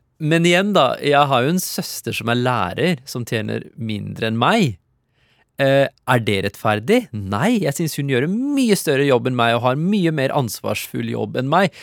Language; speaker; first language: Norwegian; early bilingual, other home language; Urdu